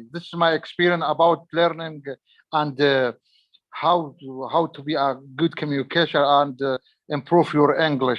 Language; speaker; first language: English; non-native, learner; Arabic